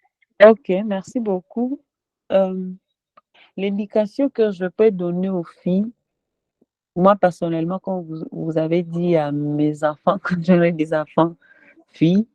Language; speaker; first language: French; non-native, local second language; Swahili